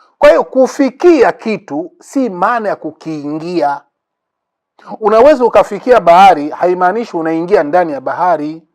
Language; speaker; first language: Swahili; native; Swahili